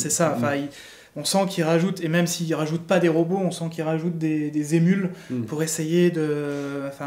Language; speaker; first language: French; native; French